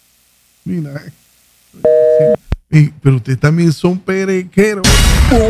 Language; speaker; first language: Spanish; native; Spanish